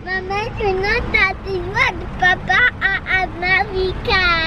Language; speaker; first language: English; early bilingual, heritage; English